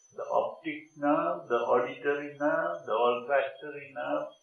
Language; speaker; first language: English; non-native, local second language; Sinhala